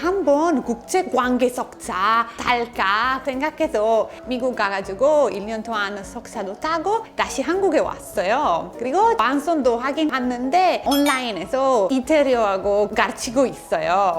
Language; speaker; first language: Korean; non-native, fluent; Italian